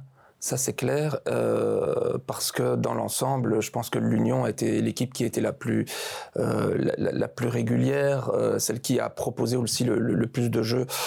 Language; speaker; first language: French; native; French